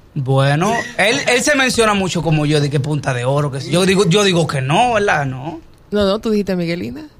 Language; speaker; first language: Spanish; native; Spanish